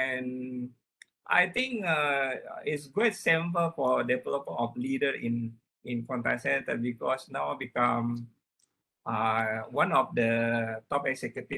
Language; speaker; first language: English; non-native, learner; Indonesian